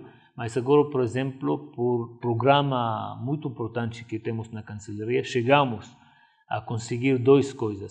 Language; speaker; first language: Portuguese; non-native, fluent; Arabic